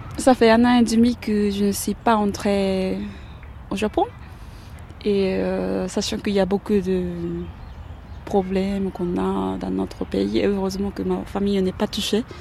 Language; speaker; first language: French; non-native, learner; Japanese